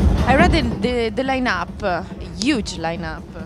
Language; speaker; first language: English; non-native, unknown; Italian